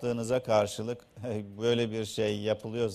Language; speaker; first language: Turkish; native; Turkish